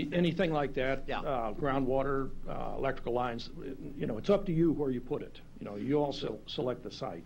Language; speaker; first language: English; native; English